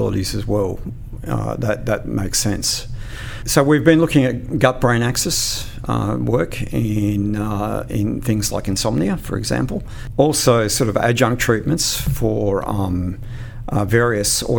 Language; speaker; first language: English; native; English